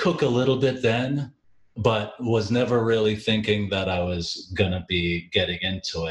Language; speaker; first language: English; early bilingual, other home language; Jamaican Creole English